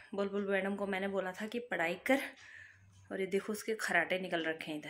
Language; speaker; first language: Hindi; native; Hindi